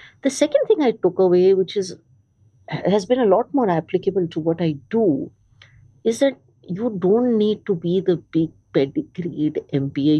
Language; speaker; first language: English; early bilingual, other home language; Hindi